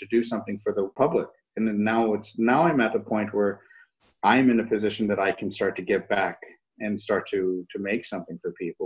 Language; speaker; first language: English; native; English